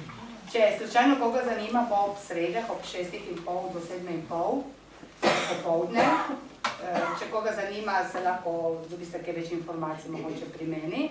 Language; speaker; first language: Slovenian; native; Slovenian